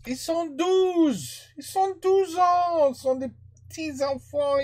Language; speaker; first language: French; non-native, learner; English